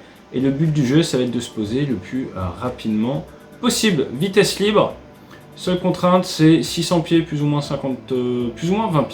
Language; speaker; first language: French; native; French